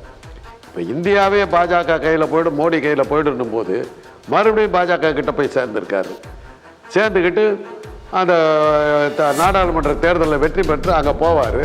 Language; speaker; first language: Tamil; native; Tamil